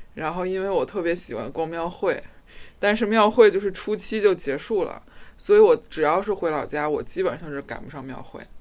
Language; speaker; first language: Chinese; native; Chinese